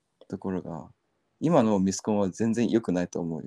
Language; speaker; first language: Japanese; native; Japanese